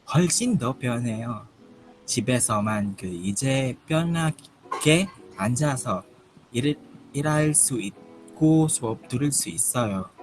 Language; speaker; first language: Korean; non-native, learner; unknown